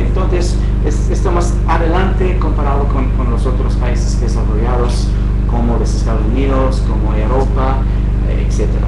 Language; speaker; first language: Spanish; non-native, fluent; English